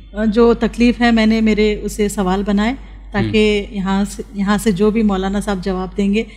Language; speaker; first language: Hindi; non-native, local second language; Urdu